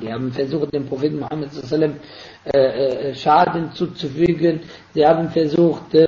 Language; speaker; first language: German; non-native, fluent; Arabic